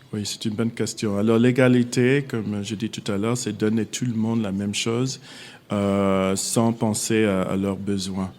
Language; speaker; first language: French; non-native, fluent; English